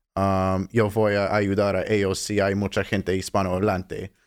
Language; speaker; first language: Spanish; non-native, fluent; English